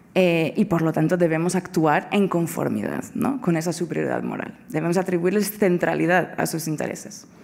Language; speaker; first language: Spanish; non-native, fluent; Portuguese